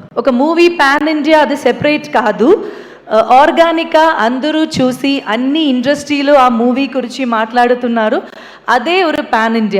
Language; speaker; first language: Telugu; non-native, learner; Malayalam